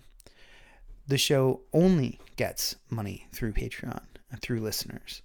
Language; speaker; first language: English; native; English